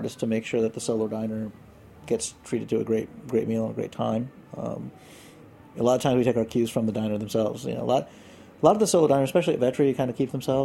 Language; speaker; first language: English; native; English